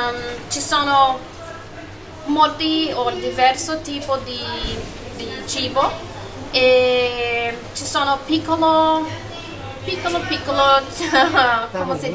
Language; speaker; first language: Italian; non-native, learner; Spanish